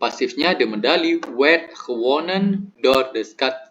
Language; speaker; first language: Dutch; non-native, learner; Indonesian